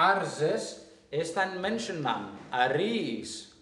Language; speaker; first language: German; non-native, fluent; Greek